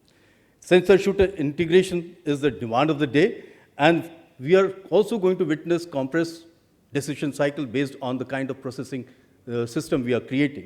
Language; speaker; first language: English; non-native, local second language; Hindi